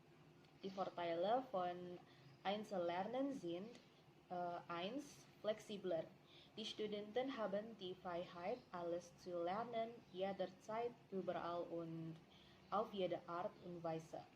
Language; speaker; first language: German; non-native, learner; Indonesian